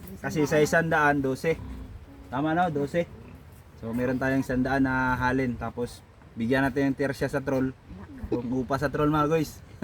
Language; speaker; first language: Filipino; non-native, local second language; Iloko